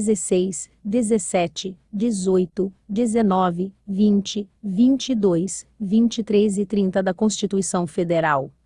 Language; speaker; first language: Portuguese; native; Portuguese